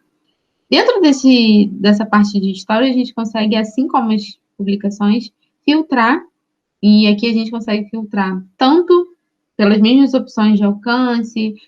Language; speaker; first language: Portuguese; native; Portuguese